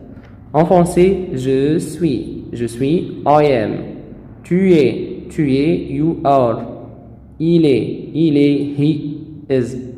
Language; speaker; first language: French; non-native, fluent; Arabic